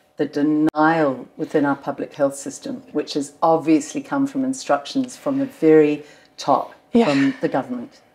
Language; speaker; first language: English; native; English